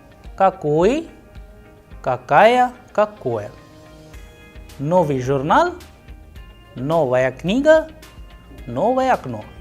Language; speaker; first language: Russian; non-native, fluent; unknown